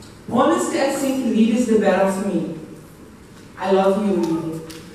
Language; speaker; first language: English; non-native, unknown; Portuguese